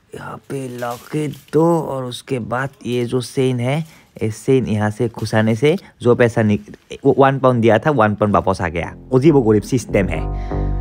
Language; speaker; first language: Hindi; non-native, local second language; Assamese